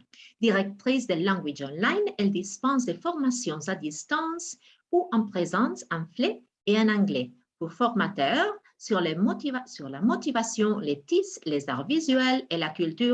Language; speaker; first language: French; non-native, fluent; Spanish